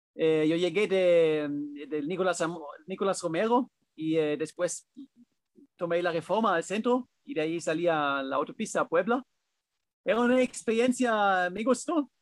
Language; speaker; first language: Spanish; non-native, fluent; German